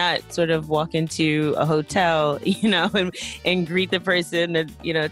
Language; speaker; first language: English; native; English